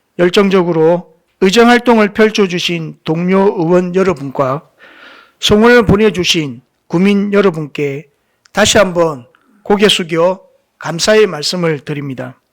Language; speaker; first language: Korean; native; Korean